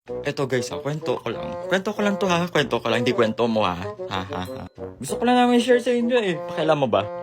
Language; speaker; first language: Filipino; non-native, local second language; Hiligaynon